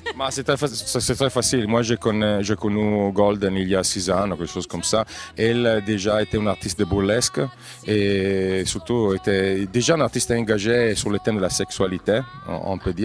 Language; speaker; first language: French; non-native, fluent; Italian